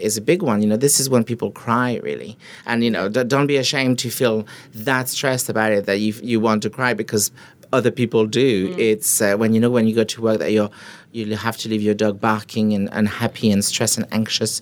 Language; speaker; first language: English; non-native, fluent; French